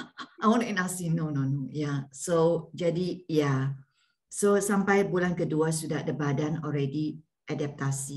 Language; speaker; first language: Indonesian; non-native, learner; Malay